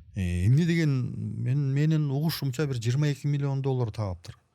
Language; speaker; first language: Russian; non-native, local second language; Kyrgyz